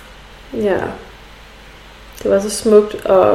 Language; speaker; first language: Danish; native; Danish